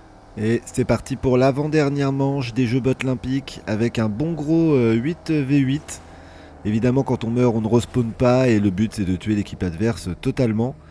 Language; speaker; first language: French; native; French